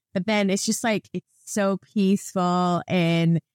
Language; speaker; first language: English; non-native, fluent; Spanish